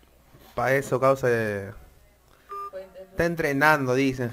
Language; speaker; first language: Spanish; native; Spanish